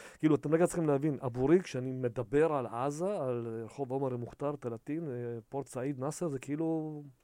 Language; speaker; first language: Hebrew; early bilingual, other home language; Russian